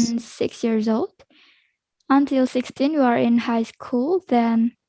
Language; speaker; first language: English; non-native, learner; Indonesian